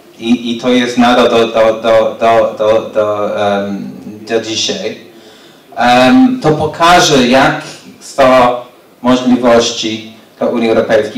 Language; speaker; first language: Polish; non-native, learner; English